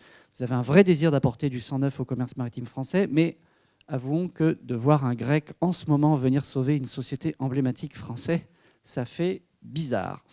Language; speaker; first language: French; native; French